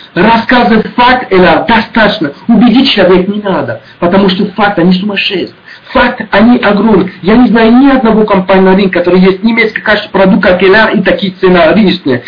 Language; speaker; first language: Russian; non-native, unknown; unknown